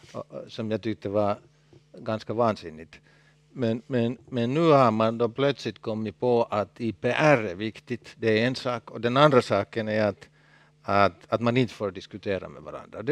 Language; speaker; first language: Swedish; non-native, local second language; Finnish